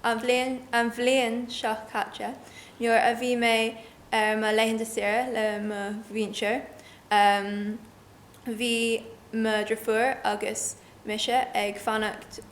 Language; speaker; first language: Irish; non-native, learner; English